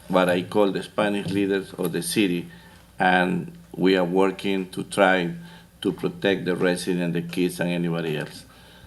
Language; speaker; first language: English; non-native, fluent; Spanish